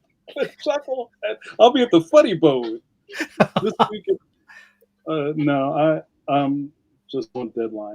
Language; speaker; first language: English; native; English